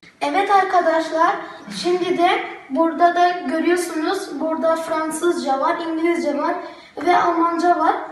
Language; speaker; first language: Turkish; early bilingual, heritage; Turkish